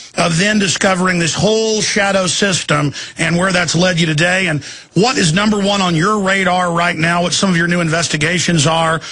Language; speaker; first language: English; native; English